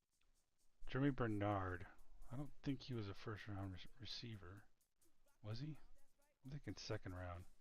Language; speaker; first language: English; native; English